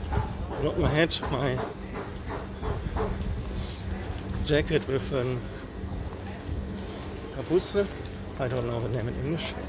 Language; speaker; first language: English; non-native, fluent; German